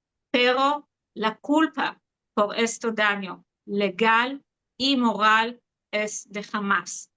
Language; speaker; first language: Spanish; non-native, fluent; Hebrew